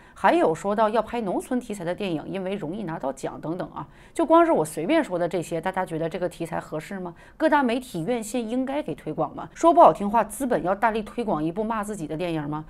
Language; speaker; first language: Chinese; native; Chinese